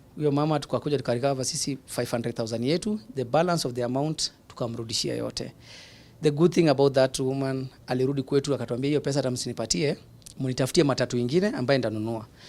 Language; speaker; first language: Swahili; non-native, local second language; Somali